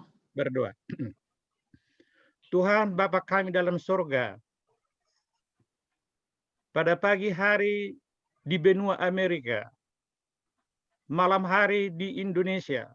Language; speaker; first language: Indonesian; native; Indonesian